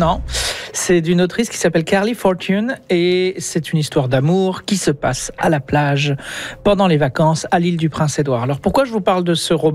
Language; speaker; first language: French; native; French